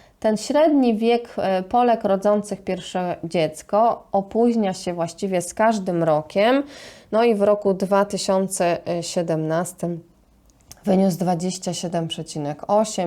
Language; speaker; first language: Polish; native; Polish